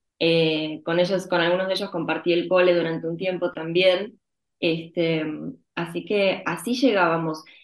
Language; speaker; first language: Spanish; early bilingual, other home language; Ukrainian